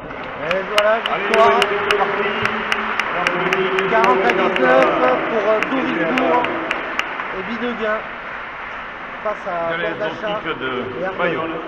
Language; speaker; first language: French; native; French